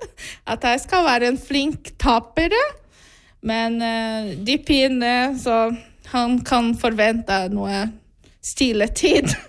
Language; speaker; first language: Norwegian; non-native, fluent; Portuguese